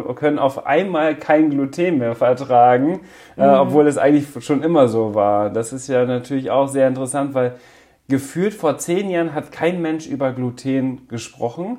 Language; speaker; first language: German; native; German